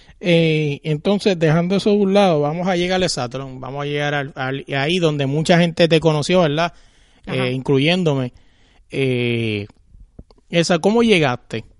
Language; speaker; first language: Spanish; native; Spanish